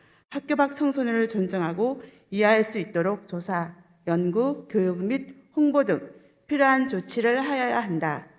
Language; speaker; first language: Korean; native; Korean